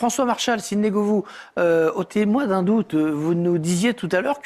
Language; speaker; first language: French; native; French